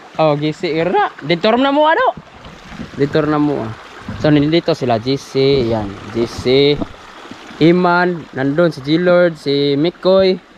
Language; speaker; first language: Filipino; non-native, local second language; Cebuano